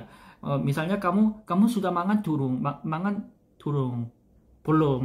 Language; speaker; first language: Indonesian; non-native, fluent; Korean